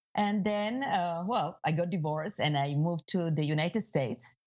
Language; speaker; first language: English; non-native, fluent; Spanish